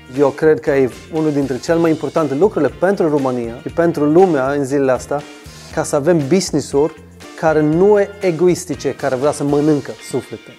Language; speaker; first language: Romanian; non-native, fluent; Swedish